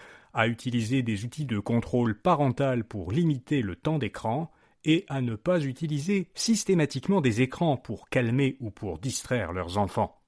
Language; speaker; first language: French; native; French